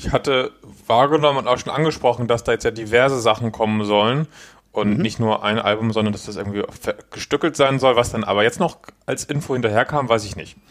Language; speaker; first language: German; native; German